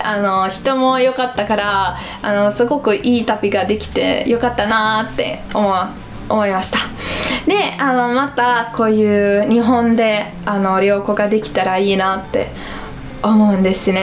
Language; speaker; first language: Japanese; non-native, fluent; Italian